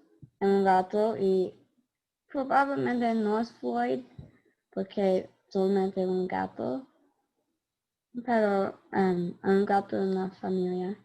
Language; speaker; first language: Spanish; non-native, learner; English